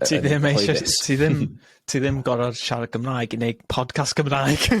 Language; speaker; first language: Welsh; non-native, learner; English